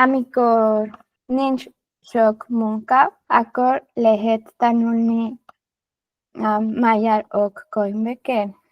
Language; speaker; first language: Hungarian; non-native, learner; Spanish